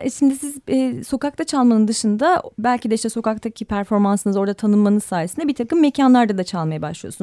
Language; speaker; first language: Turkish; native; Turkish